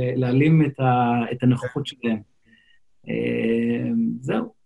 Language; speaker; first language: Hebrew; non-native, local second language; Yiddish